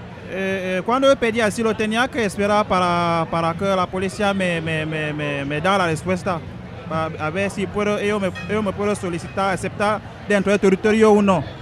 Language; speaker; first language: Spanish; non-native, local second language; French